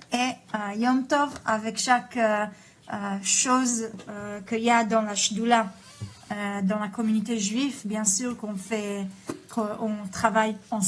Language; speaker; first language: French; early bilingual, heritage; Hebrew